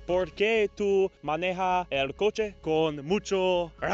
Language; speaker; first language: Spanish; non-native, learner; English